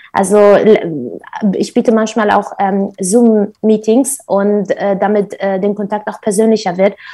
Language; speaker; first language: German; non-native, fluent; Kurdish